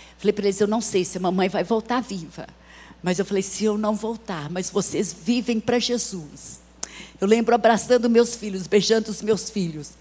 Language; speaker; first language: Portuguese; early bilingual, other home language; English